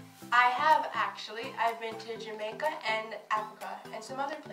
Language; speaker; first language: English; native; English